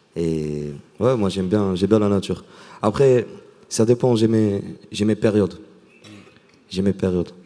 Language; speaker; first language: French; non-native, local second language; Arabic